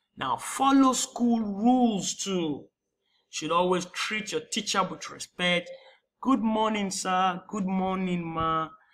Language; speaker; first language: English; non-native, local second language; Yoruba